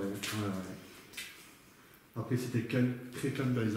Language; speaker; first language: French; native; French